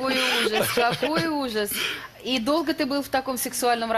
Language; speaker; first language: Russian; native; Russian